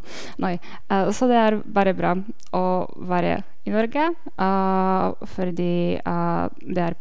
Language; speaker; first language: Norwegian; non-native, learner; Polish